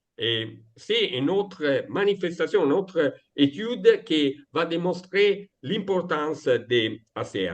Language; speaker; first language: French; non-native, fluent; Italian